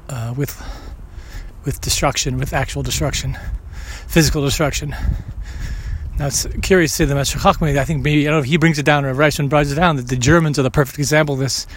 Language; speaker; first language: English; native; English